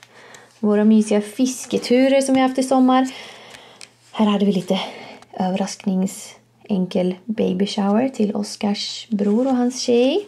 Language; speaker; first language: Swedish; native; Swedish